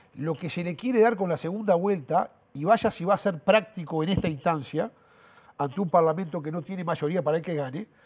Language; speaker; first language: Spanish; native; Spanish